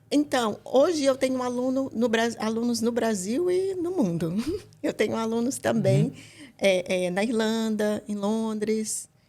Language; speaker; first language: Portuguese; native; Portuguese